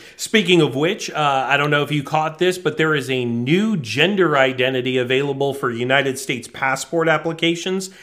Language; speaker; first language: English; native; English